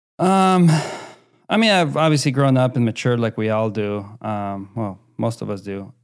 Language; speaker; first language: English; early bilingual, other home language; Spanish